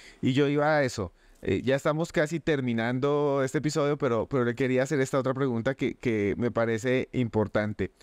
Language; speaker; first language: Spanish; native; Spanish